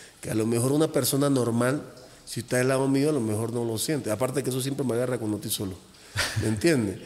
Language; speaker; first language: Spanish; native; Spanish